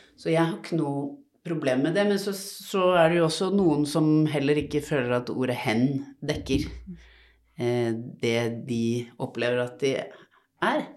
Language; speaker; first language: Norwegian; native; Norwegian